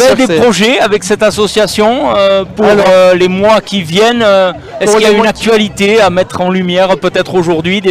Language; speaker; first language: French; native; French